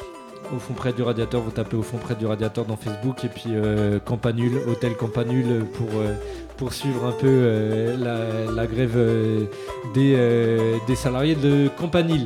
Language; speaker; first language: French; native; French